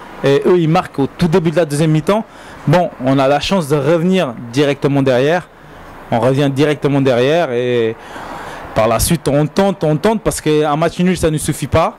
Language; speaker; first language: French; native; French